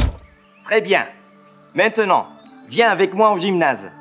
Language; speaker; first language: French; non-native, fluent; Spanish